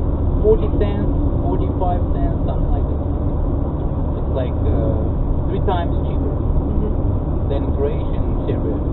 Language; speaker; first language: English; non-native, fluent; Russian